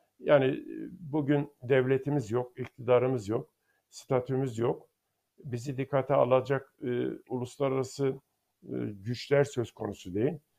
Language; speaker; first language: Turkish; non-native, local second language; Zaza